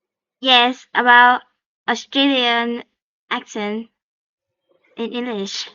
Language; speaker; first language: English; non-native, learner; Vietnamese